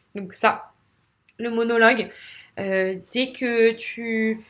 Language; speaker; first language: French; native; French